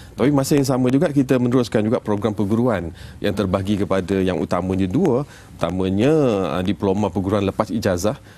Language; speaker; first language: Malay; native; Malay